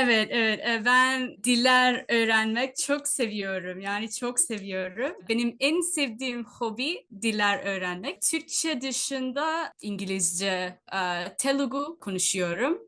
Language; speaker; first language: Turkish; non-native, fluent; Telugu